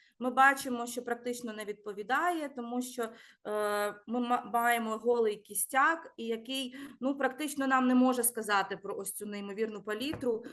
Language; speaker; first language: Ukrainian; native; Ukrainian